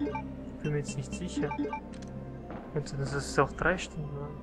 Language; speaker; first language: German; native; German